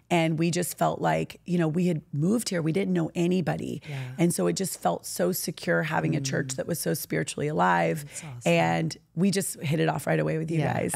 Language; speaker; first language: English; native; English